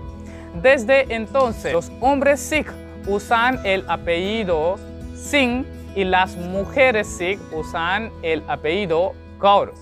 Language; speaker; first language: Spanish; non-native, learner; Hindi